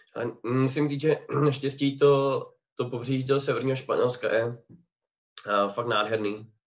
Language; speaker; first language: Czech; native; Czech